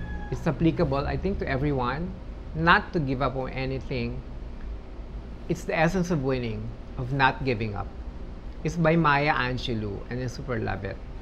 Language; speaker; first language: English; non-native, local second language; Filipino